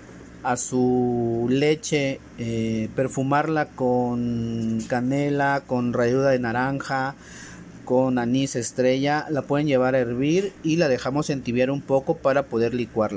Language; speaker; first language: Spanish; native; Spanish